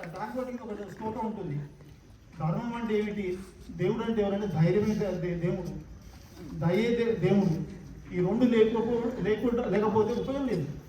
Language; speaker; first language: Telugu; native; Telugu